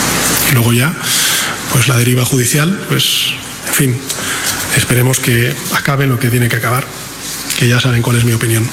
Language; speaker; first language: Spanish; native; Spanish